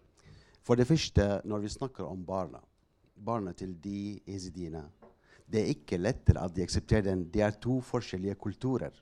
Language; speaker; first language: Norwegian; non-native, fluent; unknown